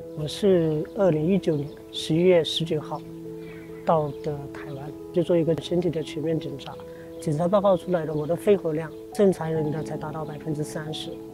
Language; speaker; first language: Chinese; early bilingual, heritage; Chinese